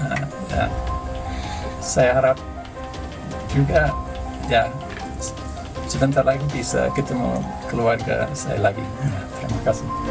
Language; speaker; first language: Indonesian; non-native, learner; English